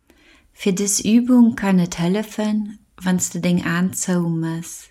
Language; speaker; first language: German; non-native, local second language; Luxembourgish